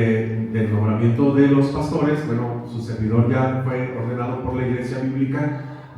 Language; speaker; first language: Spanish; native; Spanish